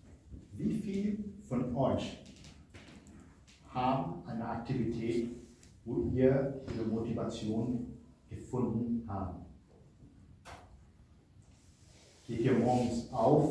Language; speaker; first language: German; non-native, fluent; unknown